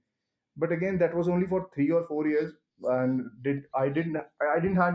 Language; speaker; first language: English; non-native, local second language; Hindi